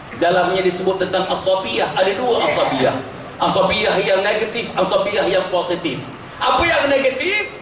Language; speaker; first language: Malay; native; Malay